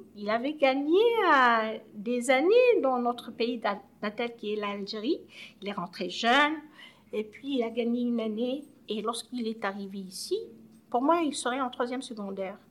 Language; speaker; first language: French; non-native, local second language; Arabic